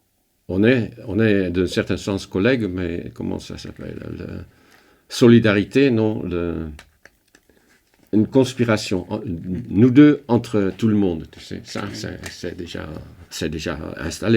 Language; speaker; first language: French; non-native, fluent; Dutch